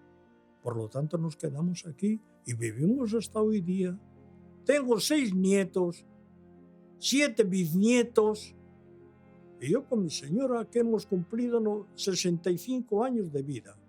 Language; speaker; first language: Spanish; early bilingual, other home language; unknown